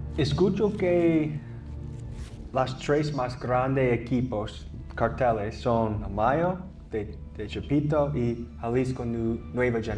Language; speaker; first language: Spanish; non-native, learner; English